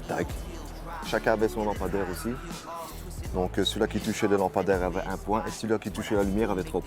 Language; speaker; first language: French; native; French